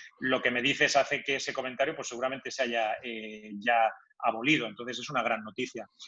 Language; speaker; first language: Spanish; native; Spanish